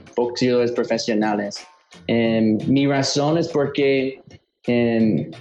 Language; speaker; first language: Spanish; early bilingual, heritage; Spanish